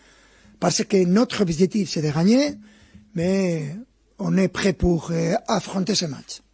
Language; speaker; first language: French; non-native, fluent; Spanish